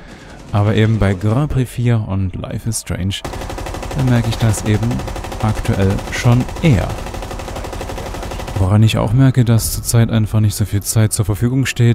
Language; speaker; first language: German; native; German